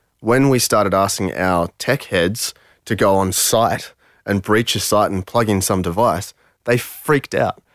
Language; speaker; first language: English; early bilingual, other home language; French